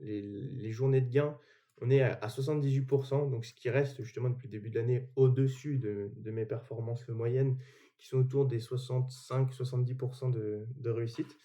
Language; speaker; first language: French; native; French